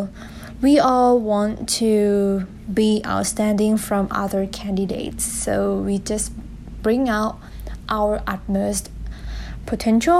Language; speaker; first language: English; non-native, fluent; Thai